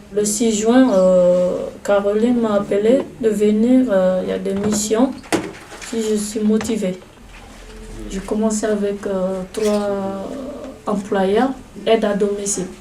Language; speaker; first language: French; non-native, learner; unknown